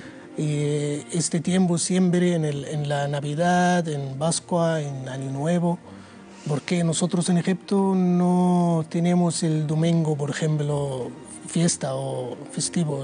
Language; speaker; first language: Spanish; non-native, learner; Arabic